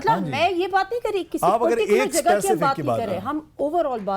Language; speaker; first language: Urdu; native; Urdu